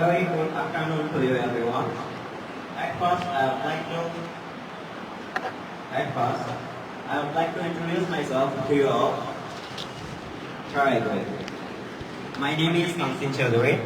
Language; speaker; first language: English; non-native, learner; Bangla